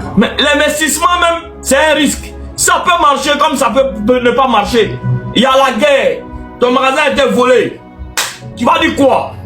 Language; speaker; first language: French; non-native, local second language; Arabic